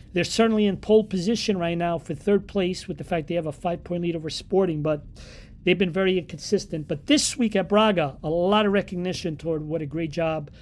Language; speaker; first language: English; native; English